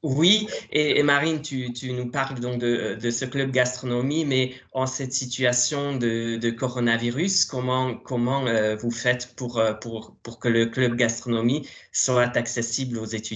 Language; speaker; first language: French; non-native, fluent; Hungarian